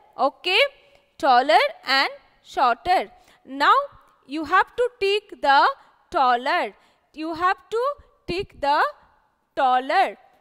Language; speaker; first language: English; non-native, local second language; Bangla